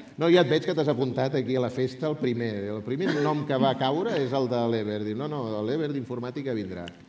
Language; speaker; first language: Catalan; native; Catalan